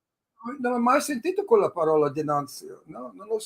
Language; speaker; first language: Italian; early bilingual, heritage; English